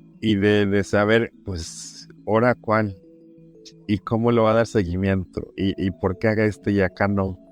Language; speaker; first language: Spanish; early bilingual, heritage; Spanish